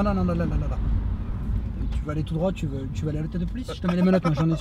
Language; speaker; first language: French; native; French